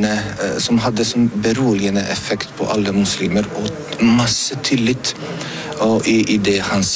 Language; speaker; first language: Norwegian; non-native, fluent; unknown